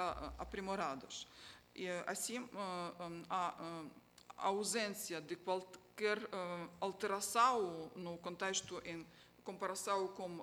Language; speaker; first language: Portuguese; non-native, fluent; Ukrainian